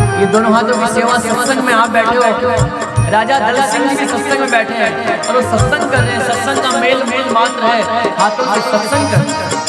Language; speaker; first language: Hindi; non-native, local second language; Marwari